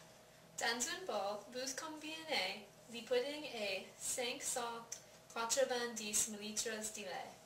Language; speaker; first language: French; non-native, learner; English